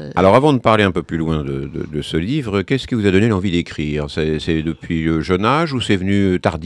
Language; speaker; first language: French; native; French